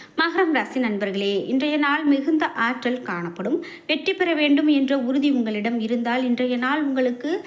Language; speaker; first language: Tamil; native; Tamil